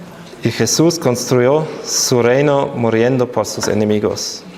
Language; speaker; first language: Spanish; non-native, fluent; German